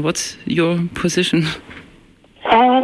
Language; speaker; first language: English; non-native, learner; German